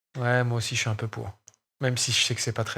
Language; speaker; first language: French; native; French